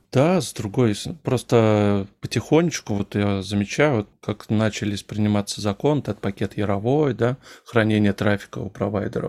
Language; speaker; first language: Russian; native; Russian